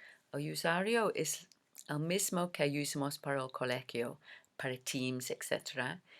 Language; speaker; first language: Spanish; non-native, learner; English